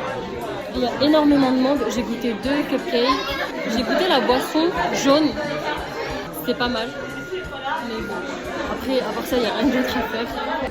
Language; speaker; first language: French; native; French